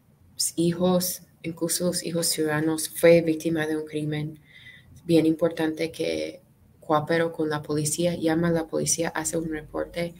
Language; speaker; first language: Spanish; non-native, fluent; English